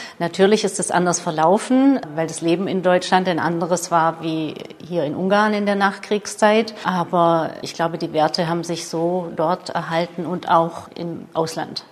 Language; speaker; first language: German; native; German